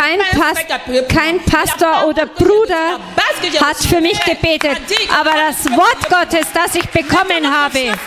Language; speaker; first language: German; non-native, fluent; French